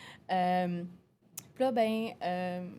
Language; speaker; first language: French; native; French